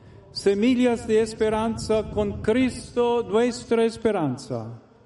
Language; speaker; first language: Spanish; non-native, fluent; English